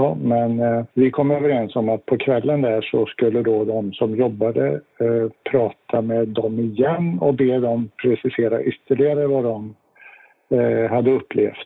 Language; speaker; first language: Swedish; native; Swedish